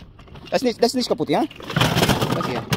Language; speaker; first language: German; non-native, learner; Filipino